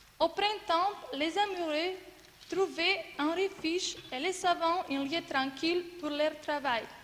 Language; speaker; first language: French; non-native, learner; Macedonian